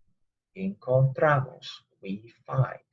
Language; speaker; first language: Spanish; non-native, fluent; English